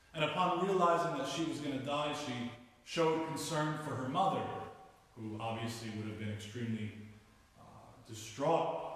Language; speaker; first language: English; native; English